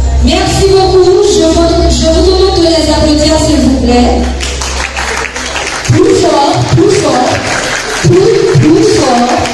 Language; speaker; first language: French; non-native, local second language; Haitian Creole